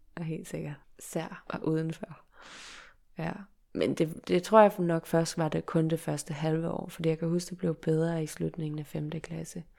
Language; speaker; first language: Danish; early bilingual, heritage; Danish